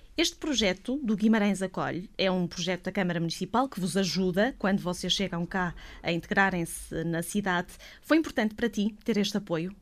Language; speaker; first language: Portuguese; native; Portuguese